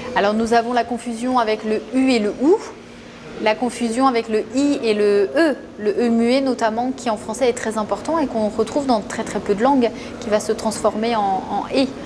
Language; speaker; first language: French; native; French